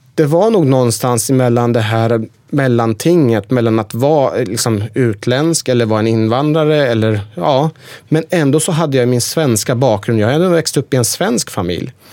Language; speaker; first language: Swedish; early bilingual, other home language; Persian